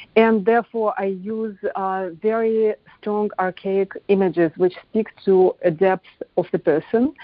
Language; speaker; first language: English; non-native, fluent; Russian